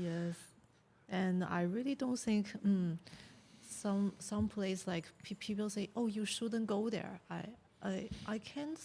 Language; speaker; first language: English; non-native, learner; Chinese